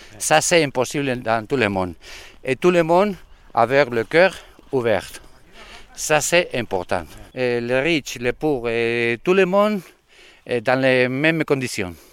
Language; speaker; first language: French; non-native, learner; Spanish